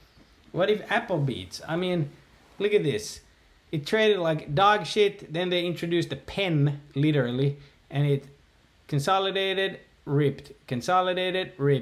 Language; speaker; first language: English; native; English